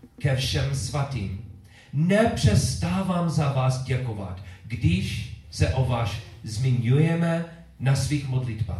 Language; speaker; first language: Czech; non-native, learner; English